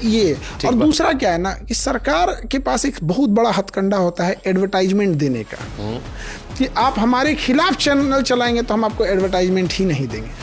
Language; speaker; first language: Hindi; native; Hindi